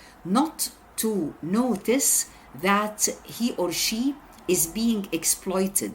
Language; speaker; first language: English; non-native, fluent; Arabic